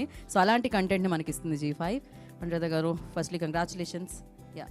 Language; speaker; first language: Telugu; native; Telugu